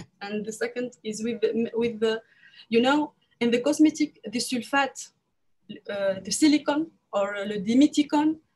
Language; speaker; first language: English; non-native, learner; French